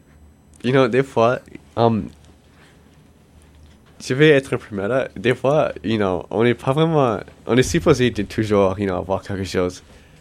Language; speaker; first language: French; non-native, local second language; English